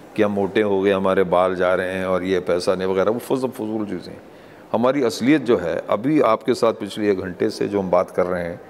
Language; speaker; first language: Hindi; non-native, local second language; English